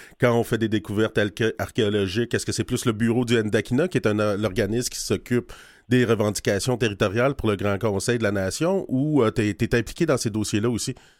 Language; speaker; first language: French; native; French